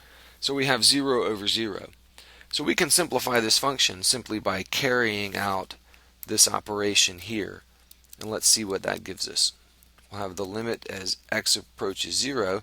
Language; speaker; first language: English; native; English